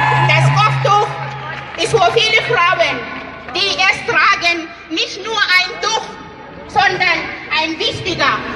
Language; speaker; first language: German; non-native, fluent; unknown